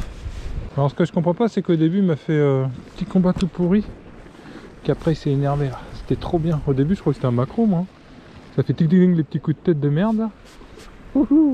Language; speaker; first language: French; native; French